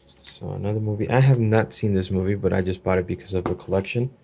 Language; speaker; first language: English; native; English